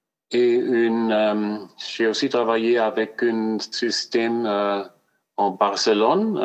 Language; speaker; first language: French; non-native, fluent; German